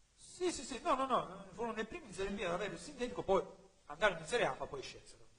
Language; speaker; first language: Italian; native; Italian